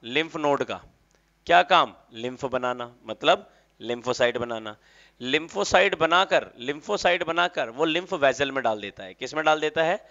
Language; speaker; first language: Hindi; native; Hindi